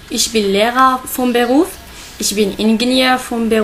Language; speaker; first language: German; non-native, learner; Arabic